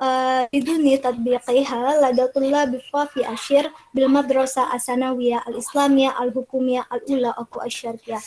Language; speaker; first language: Arabic; non-native, learner; Indonesian